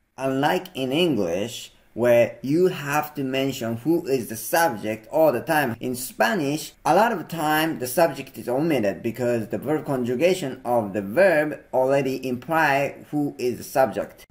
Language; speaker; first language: English; non-native, fluent; Japanese